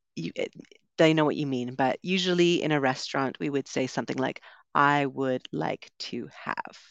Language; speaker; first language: English; native; English